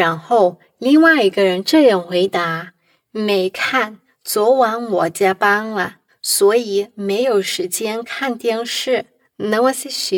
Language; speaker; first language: Chinese; non-native, fluent; Portuguese